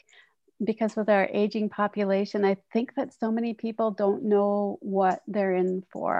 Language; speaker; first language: English; native; English